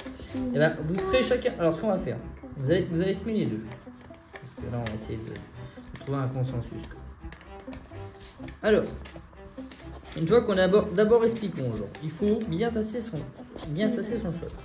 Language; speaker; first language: French; native; French